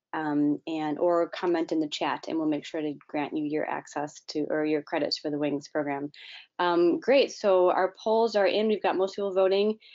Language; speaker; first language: English; native; English